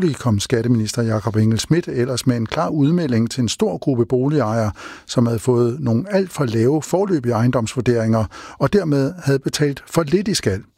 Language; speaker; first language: Danish; native; Danish